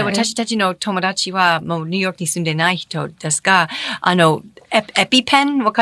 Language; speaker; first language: Japanese; non-native, fluent; English